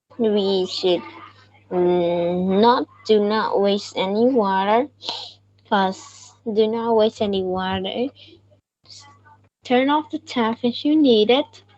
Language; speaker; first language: English; non-native, learner; Vietnamese